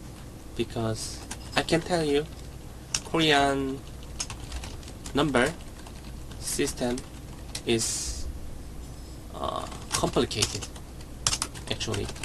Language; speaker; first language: English; non-native, learner; Korean